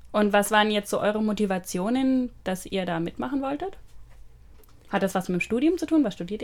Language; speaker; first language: German; native; German